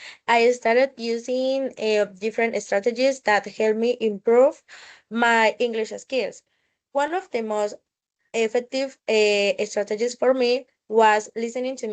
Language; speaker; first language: English; non-native, fluent; Spanish